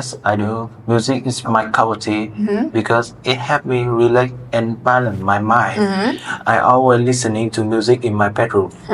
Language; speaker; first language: English; non-native, learner; Vietnamese